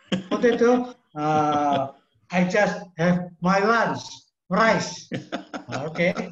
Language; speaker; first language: English; non-native, learner; Indonesian